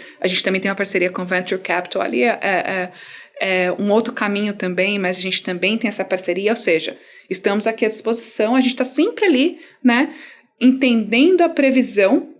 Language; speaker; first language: Portuguese; native; Portuguese